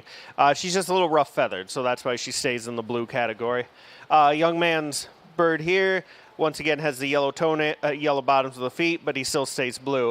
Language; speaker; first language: English; native; English